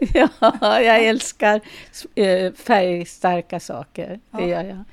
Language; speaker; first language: Swedish; native; Swedish